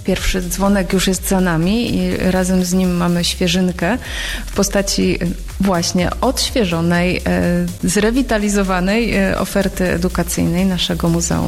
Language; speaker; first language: Polish; native; Polish